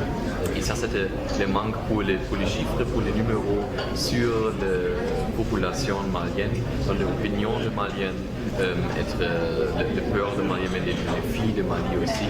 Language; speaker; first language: French; non-native, learner; German